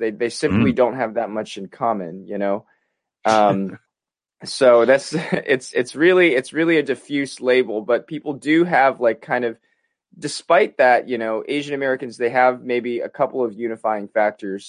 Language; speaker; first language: English; native; English